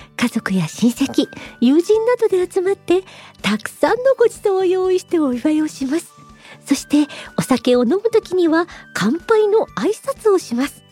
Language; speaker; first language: Japanese; native; Japanese